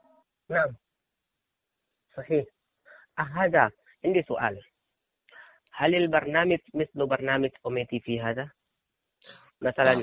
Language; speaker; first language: Arabic; non-native, learner; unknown